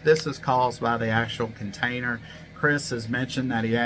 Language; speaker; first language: English; native; English